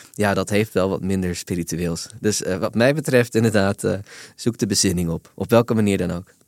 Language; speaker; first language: Dutch; native; Dutch